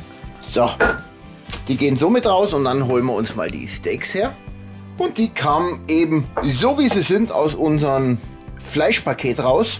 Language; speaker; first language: German; native; German